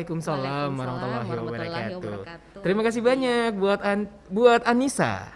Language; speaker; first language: Indonesian; native; Indonesian